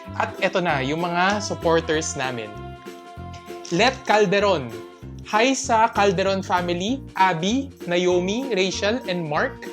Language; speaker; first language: Filipino; native; Filipino